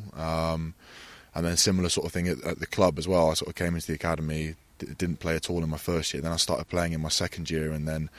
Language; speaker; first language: English; native; English